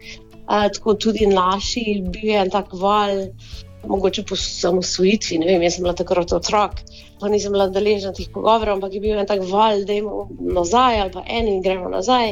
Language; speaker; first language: Slovenian; early bilingual, heritage; Slovenian